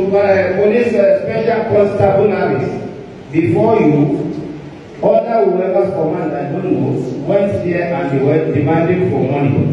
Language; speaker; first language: English; non-native, local second language; Yoruba